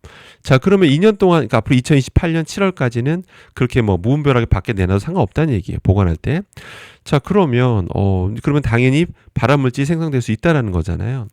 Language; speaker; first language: Korean; native; Korean